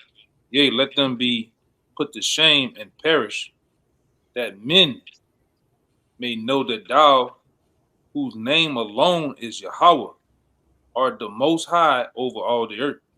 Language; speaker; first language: English; native; English